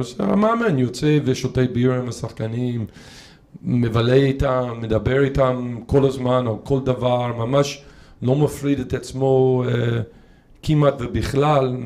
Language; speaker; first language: Hebrew; non-native, fluent; English